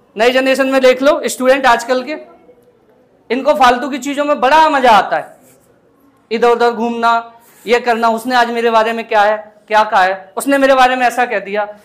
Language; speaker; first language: Hindi; native; Hindi